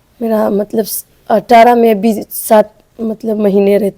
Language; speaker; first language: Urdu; non-native, local second language; Pashto